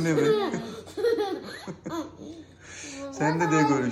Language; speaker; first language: Turkish; non-native, learner; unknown